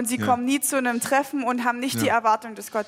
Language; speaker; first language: German; native; German